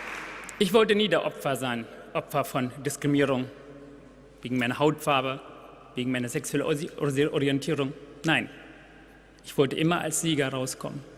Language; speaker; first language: German; non-native, fluent; Tamil